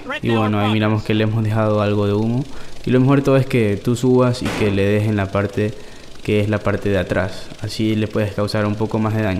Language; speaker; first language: Spanish; native; Spanish